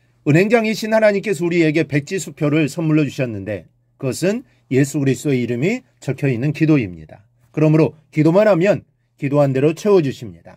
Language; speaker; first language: Korean; native; Korean